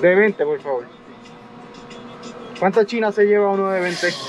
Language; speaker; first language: Spanish; native; Spanish